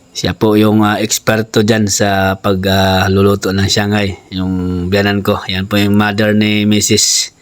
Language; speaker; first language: Filipino; non-native, local second language; Cebuano